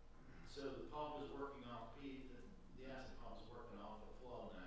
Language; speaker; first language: English; native; English